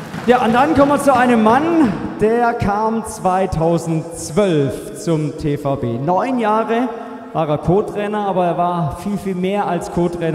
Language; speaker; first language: German; native; German